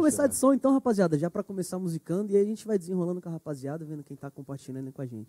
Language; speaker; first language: Portuguese; native; Portuguese